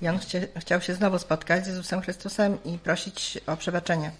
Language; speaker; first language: Russian; non-native, learner; Polish